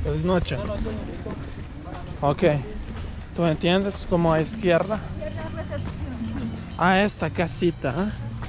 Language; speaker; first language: Spanish; non-native, learner; Croatian